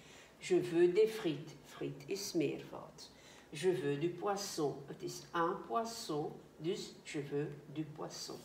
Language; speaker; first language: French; non-native, fluent; Dutch